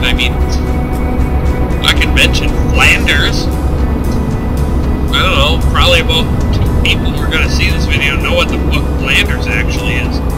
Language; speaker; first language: English; native; English